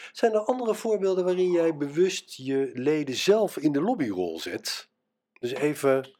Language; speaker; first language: Dutch; native; Dutch